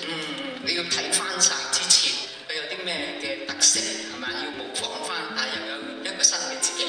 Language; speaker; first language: Cantonese; native; Cantonese